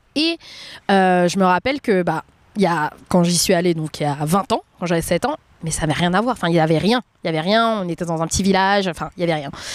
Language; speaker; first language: French; native; French